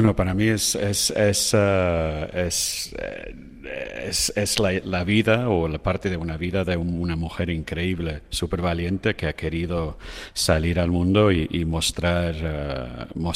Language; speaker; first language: Spanish; non-native, fluent; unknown